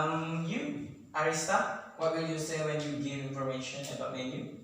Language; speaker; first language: English; non-native, learner; Indonesian